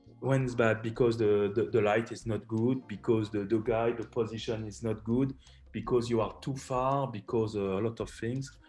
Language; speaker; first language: English; non-native, learner; French